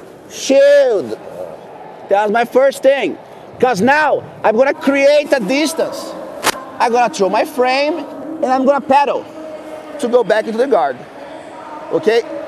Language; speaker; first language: English; non-native, fluent; Portuguese